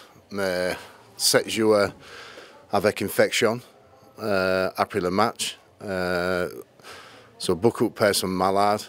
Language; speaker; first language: French; non-native, learner; English